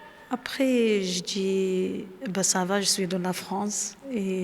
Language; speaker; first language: French; non-native, learner; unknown